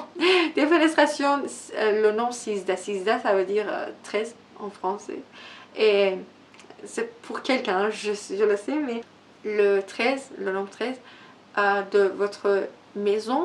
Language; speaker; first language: French; non-native, learner; Persian